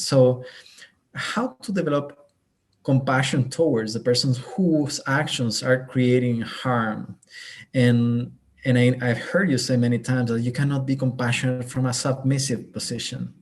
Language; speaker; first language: English; non-native, fluent; Spanish